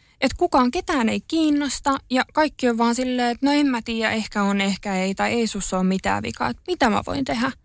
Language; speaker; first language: Finnish; native; Finnish